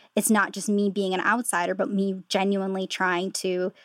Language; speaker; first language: English; native; English